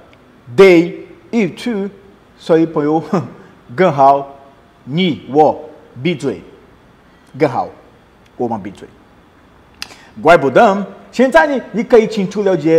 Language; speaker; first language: Chinese; non-native, learner; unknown